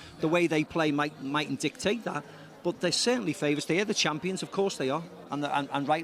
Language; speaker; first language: English; native; English